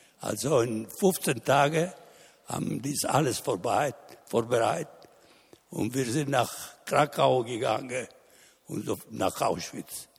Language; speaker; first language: German; non-native, learner; Italian